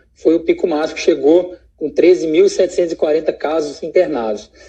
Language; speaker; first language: Portuguese; native; Portuguese